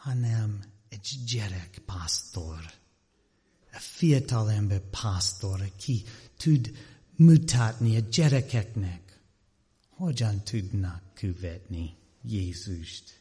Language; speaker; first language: Hungarian; non-native, learner; English